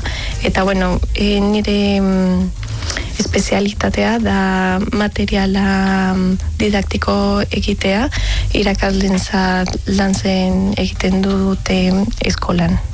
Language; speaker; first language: Basque; non-native, fluent; Spanish